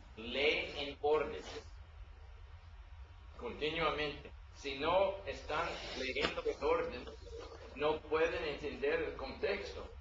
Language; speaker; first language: Spanish; non-native, learner; English